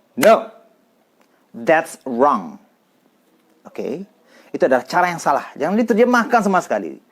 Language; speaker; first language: Indonesian; non-native, local second language; Minangkabau